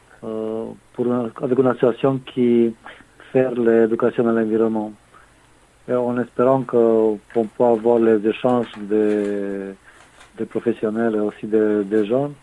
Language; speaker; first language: French; non-native, fluent; Romanian